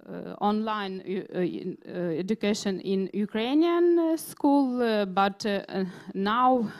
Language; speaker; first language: English; non-native, learner; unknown